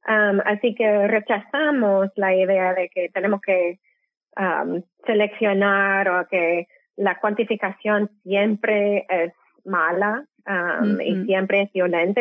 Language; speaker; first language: Spanish; non-native, fluent; English